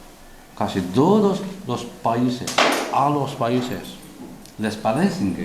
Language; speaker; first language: Spanish; non-native, learner; Chinese